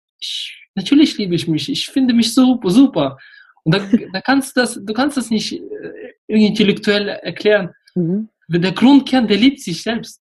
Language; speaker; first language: German; early bilingual, other home language; Russian